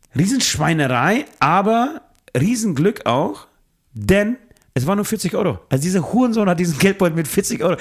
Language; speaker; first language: German; native; German